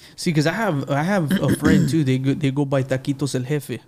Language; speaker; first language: English; early bilingual, other home language; Spanish